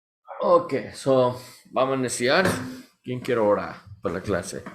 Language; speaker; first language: Spanish; non-native, learner; English